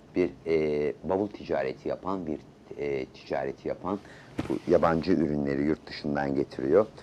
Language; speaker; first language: Turkish; native; Turkish